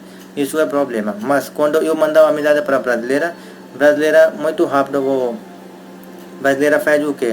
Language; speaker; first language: Portuguese; non-native, learner; Hindi